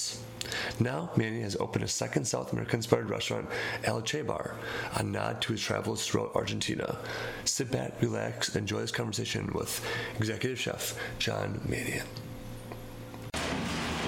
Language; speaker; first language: English; native; English